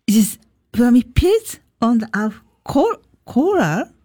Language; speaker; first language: German; non-native, learner; Japanese